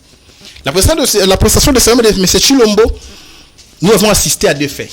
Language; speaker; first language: French; non-native, local second language; Lingala